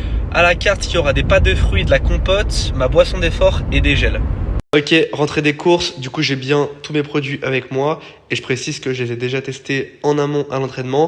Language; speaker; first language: French; native; French